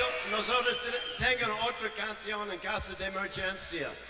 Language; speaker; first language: Spanish; non-native, learner; English